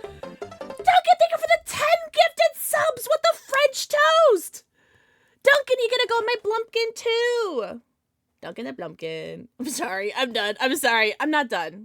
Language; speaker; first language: English; native; English